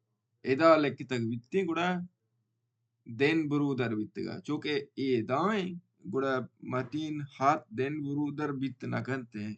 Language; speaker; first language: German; non-native, learner; Baluchi